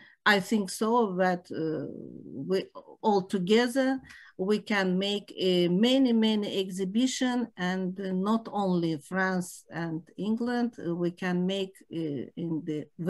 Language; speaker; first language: English; non-native, learner; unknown